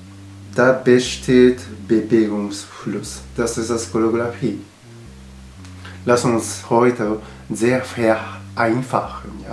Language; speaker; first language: German; non-native, learner; Japanese